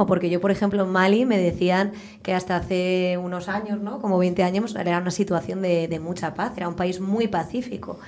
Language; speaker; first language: Spanish; native; Spanish